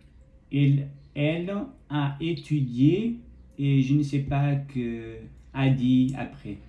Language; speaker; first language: French; non-native, learner; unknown